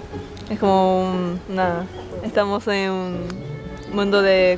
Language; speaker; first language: Spanish; non-native, learner; Japanese